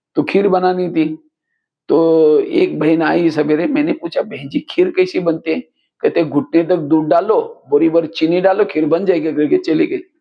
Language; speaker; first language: Hindi; non-native, local second language; Marathi